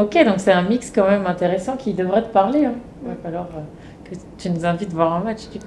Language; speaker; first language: French; native; French